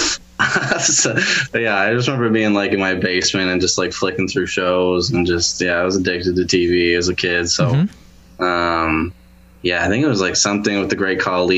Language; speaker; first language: English; native; English